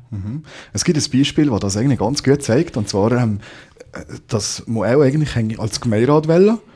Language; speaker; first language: German; native; German